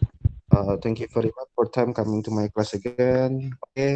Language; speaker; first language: English; non-native, fluent; Indonesian